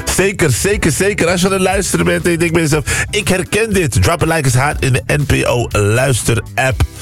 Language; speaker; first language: Dutch; native; Dutch